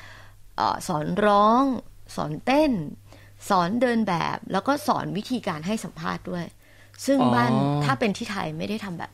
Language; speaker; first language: Thai; native; Thai